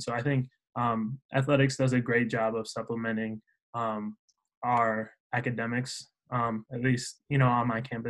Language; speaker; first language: English; native; English